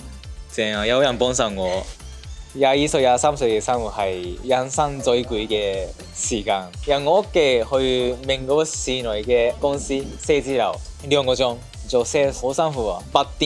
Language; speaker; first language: Cantonese; non-native, fluent; Japanese